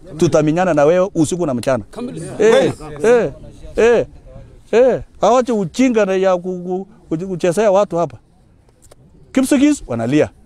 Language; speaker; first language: Swahili; non-native, local second language; Kalenjin